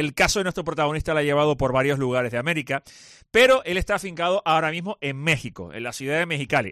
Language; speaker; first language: Spanish; native; Spanish